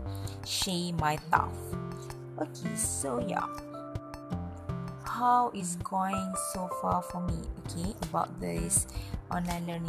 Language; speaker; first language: English; non-native, learner; Malay